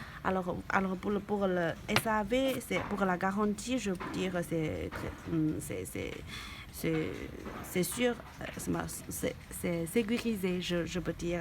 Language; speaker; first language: French; non-native, learner; Chinese